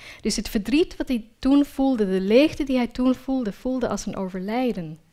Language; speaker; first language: Dutch; early bilingual, other home language; Urdu